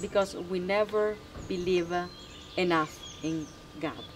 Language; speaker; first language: English; non-native, fluent; Italian